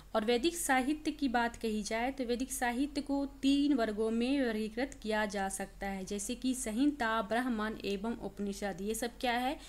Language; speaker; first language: Hindi; native; Hindi